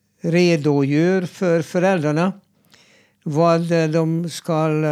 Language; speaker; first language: Swedish; non-native, fluent; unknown